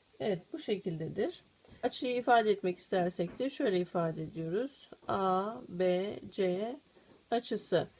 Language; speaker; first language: Turkish; native; Turkish